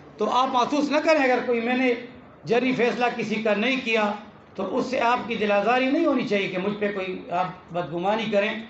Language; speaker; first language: Urdu; non-native, local second language; Pashto